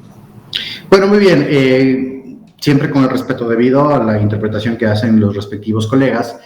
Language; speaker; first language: Spanish; native; Spanish